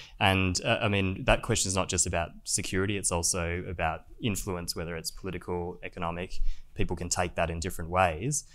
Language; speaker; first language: English; native; English